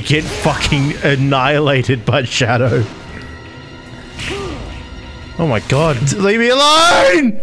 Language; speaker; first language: English; native; English